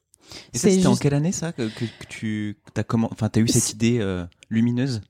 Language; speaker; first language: French; native; French